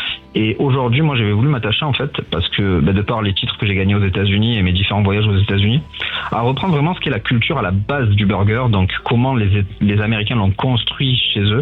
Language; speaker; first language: French; native; French